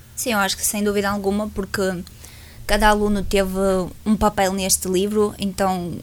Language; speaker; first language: Portuguese; non-native, fluent; Ukrainian